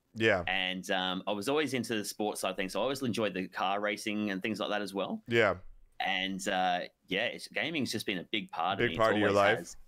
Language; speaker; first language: English; native; English